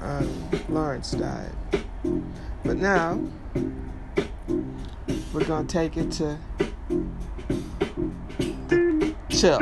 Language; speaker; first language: English; native; English